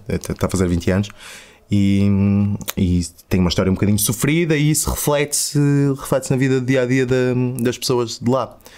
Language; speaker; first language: Portuguese; native; Portuguese